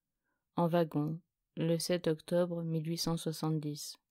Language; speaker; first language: French; native; French